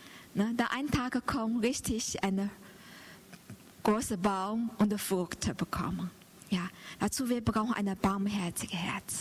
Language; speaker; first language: German; non-native, learner; Chinese